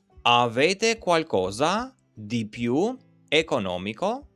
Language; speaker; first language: Italian; non-native, fluent; Albanian